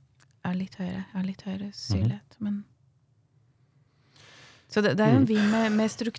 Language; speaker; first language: Norwegian; native; Norwegian